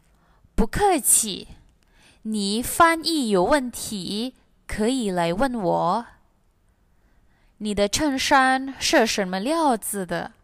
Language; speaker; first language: Chinese; non-native, fluent; Indonesian